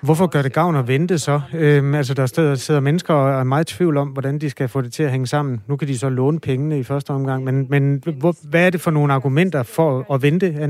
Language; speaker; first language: Danish; native; Danish